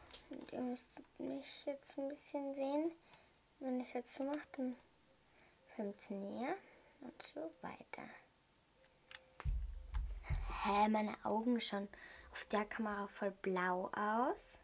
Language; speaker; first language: German; native; German